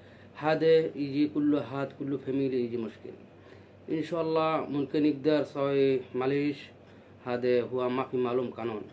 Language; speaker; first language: Arabic; non-native, learner; Bangla